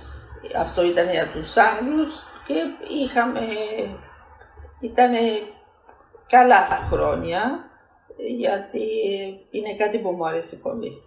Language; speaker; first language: Greek; early bilingual, heritage; Greek